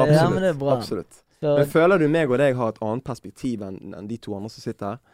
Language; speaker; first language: Norwegian; native; Norwegian